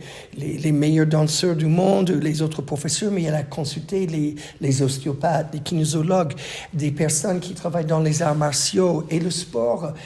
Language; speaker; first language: French; non-native, fluent; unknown